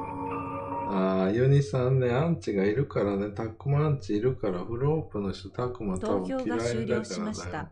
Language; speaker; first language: Japanese; native; Japanese